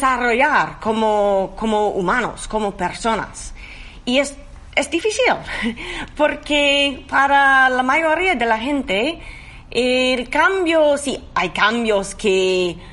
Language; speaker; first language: Spanish; non-native, learner; English